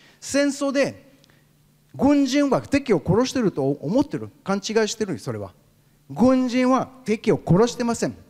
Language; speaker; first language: Japanese; non-native, fluent; Hebrew